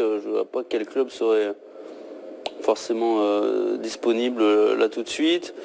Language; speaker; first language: French; native; French